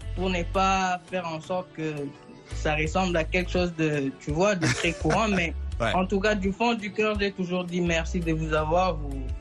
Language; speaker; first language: French; non-native, local second language; Swahili